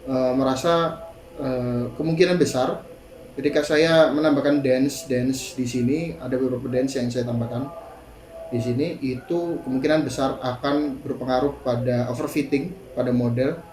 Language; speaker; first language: Indonesian; native; Indonesian